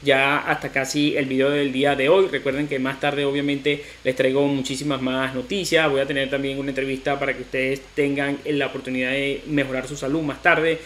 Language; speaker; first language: Spanish; native; Spanish